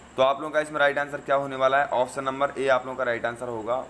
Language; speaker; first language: Hindi; native; Hindi